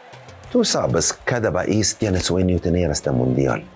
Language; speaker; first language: Spanish; non-native, learner; Arabic